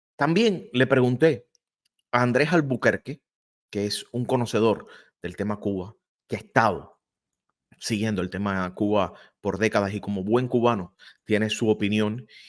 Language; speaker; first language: Spanish; native; Spanish